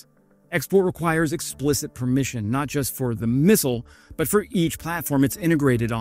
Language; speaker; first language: English; native; English